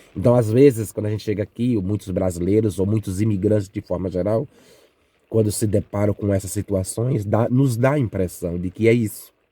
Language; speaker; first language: Portuguese; native; Portuguese